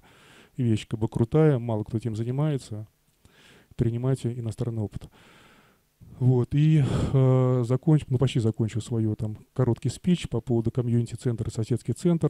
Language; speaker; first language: Russian; native; Russian